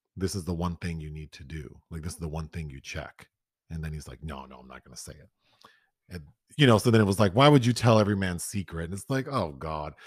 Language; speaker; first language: English; native; English